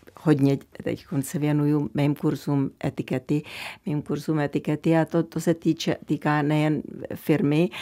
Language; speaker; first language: Czech; early bilingual, heritage; Czech